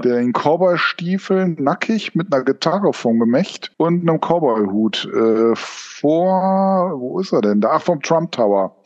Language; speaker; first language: German; native; German